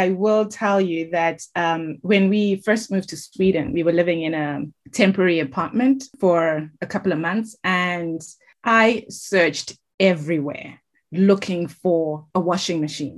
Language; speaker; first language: English; non-native, local second language; Shona